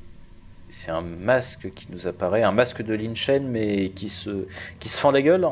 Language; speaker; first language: French; native; French